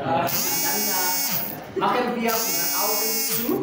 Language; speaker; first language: German; non-native, fluent; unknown